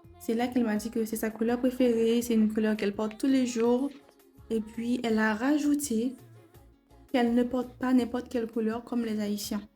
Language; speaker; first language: French; non-native, local second language; Haitian Creole